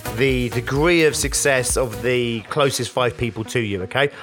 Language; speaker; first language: English; native; English